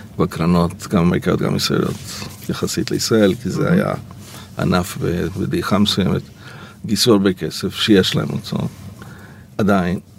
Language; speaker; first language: Hebrew; early bilingual, other home language; Polish